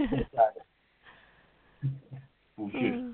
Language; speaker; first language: Chinese; non-native, learner; Korean